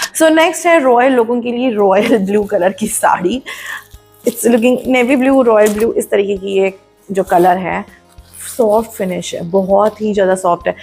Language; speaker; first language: Hindi; non-native, local second language; Marathi